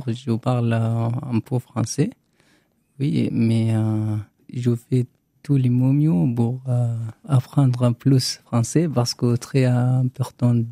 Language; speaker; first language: French; non-native, learner; Arabic